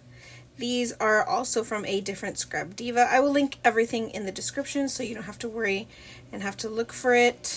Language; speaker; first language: English; native; English